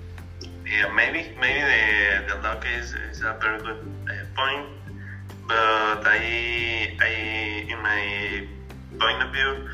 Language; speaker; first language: English; non-native, learner; Spanish